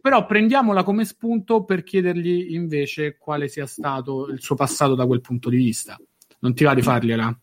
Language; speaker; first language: Italian; native; Italian